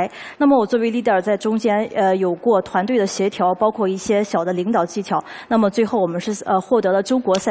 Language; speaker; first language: Chinese; native; Chinese